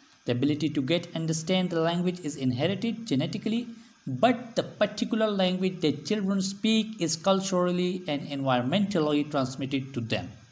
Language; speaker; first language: English; non-native, local second language; Urdu